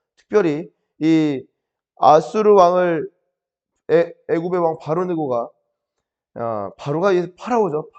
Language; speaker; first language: Korean; native; Korean